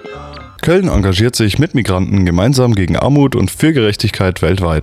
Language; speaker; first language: German; native; German